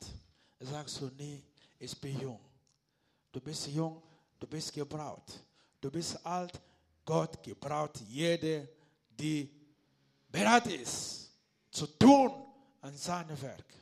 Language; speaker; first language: German; non-native, learner; Lingala